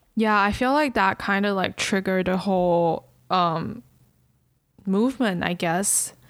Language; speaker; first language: English; early bilingual, other home language; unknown